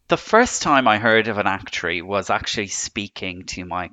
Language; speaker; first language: English; native; English